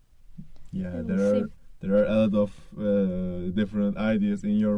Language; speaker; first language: English; non-native, learner; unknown